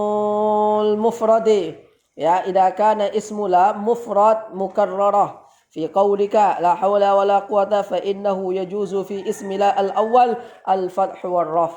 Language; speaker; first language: Arabic; non-native, fluent; Indonesian